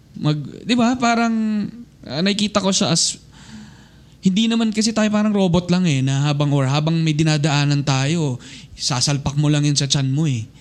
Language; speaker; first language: Filipino; native; Filipino